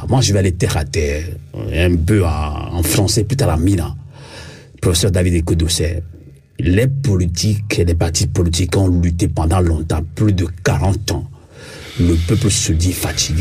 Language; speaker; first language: French; non-native, local second language; Ewe